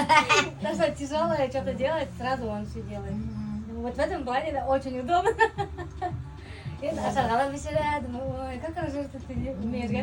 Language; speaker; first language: Russian; non-native, local second language; Bashkir